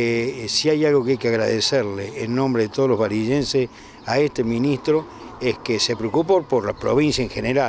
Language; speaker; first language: Spanish; native; Spanish